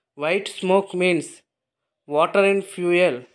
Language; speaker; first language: English; non-native, local second language; Telugu